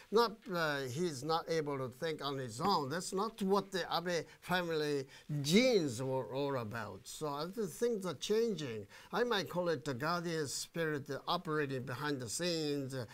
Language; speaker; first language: English; non-native, fluent; Japanese